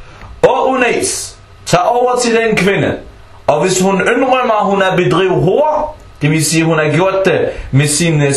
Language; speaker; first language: Danish; early bilingual, other home language; Arabic